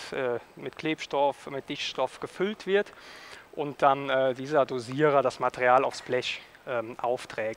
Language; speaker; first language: German; native; German